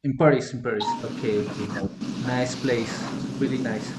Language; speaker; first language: English; non-native, learner; Spanish